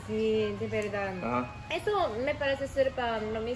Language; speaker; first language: Spanish; non-native, learner; Japanese